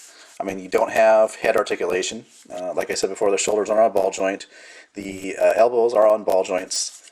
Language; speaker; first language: English; native; English